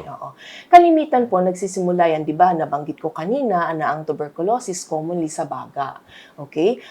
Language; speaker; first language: Filipino; native; Filipino